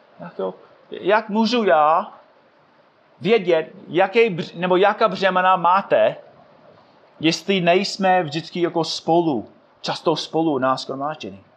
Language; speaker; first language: Czech; non-native, fluent; English